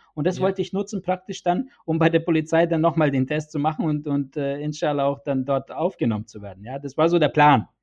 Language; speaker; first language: German; early bilingual, other home language; Bosnian